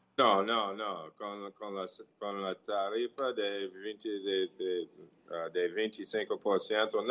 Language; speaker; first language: Portuguese; non-native, learner; English